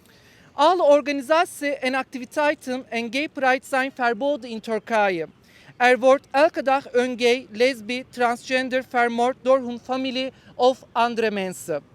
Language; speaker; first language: Dutch; non-native, fluent; Turkish